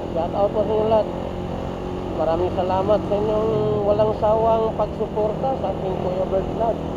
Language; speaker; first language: Filipino; non-native, local second language; Cebuano